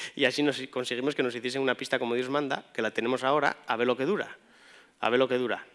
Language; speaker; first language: Spanish; native; Spanish